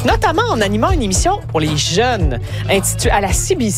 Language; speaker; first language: French; native; French